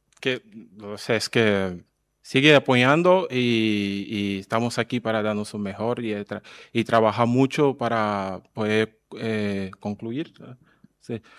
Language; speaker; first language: Spanish; non-native, learner; Portuguese